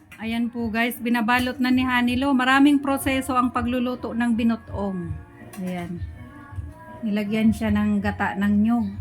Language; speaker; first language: Filipino; non-native, local second language; Bikol